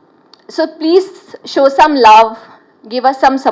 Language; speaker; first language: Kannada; non-native, learner; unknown